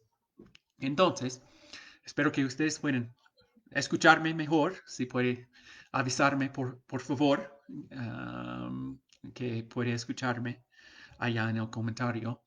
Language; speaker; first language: Spanish; non-native, fluent; English